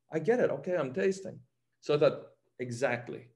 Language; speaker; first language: English; native; English